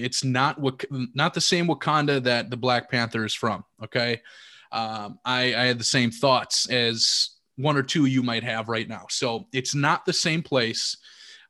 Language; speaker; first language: English; native; English